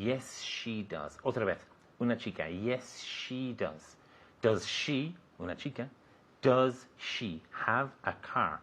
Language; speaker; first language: English; non-native, fluent; Spanish